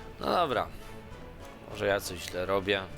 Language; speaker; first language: Polish; native; Polish